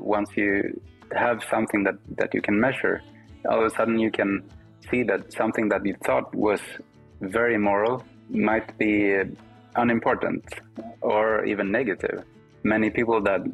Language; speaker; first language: English; non-native, fluent; Swedish